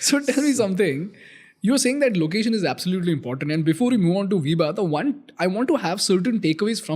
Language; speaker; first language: English; non-native, local second language; Hindi